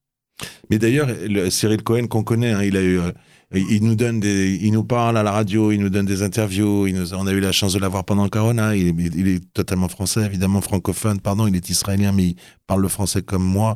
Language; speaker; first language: French; native; French